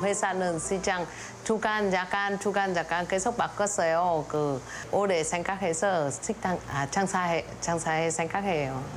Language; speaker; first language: Korean; non-native, learner; Vietnamese